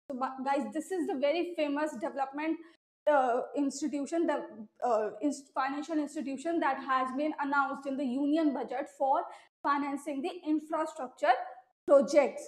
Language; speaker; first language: English; non-native, local second language; Hindi